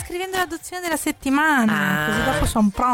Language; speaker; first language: Italian; native; Italian